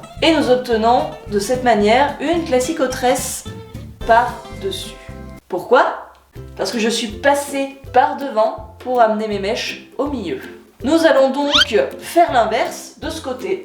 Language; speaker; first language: French; native; French